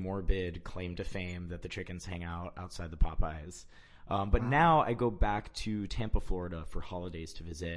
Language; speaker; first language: English; early bilingual, other home language; Spanish